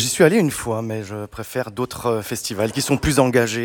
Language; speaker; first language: French; native; French